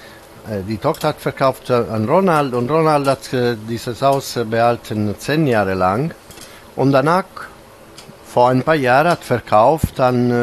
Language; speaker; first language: German; non-native, fluent; Italian